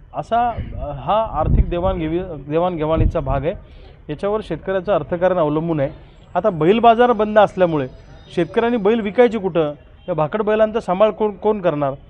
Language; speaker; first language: Marathi; native; Marathi